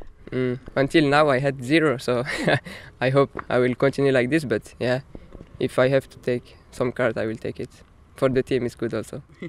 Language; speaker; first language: English; non-native, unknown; French